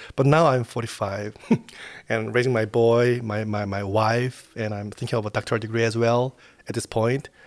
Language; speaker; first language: English; non-native, fluent; Korean